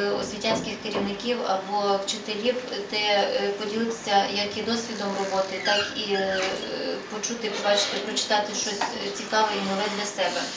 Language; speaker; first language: Ukrainian; native; Ukrainian